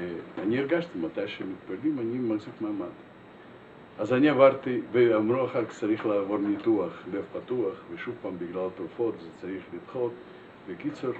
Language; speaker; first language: Hebrew; non-native, fluent; Russian